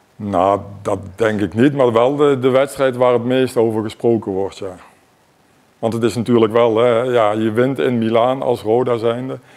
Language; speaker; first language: Dutch; native; Dutch